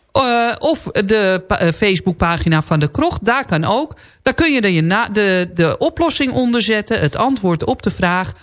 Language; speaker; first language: Dutch; native; Dutch